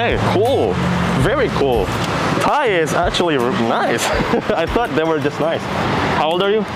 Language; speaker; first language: English; non-native, fluent; Indonesian